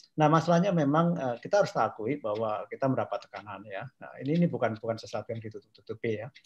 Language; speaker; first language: Indonesian; non-native, local second language; Javanese